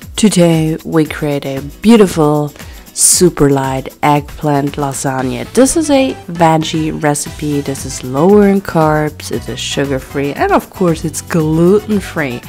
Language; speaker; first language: English; non-native, fluent; German